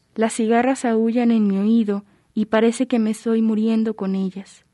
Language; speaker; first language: Spanish; native; Spanish